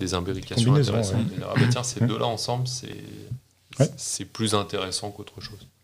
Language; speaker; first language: French; native; French